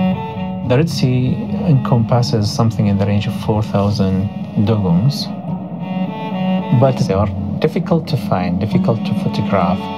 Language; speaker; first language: English; non-native, fluent; Arabic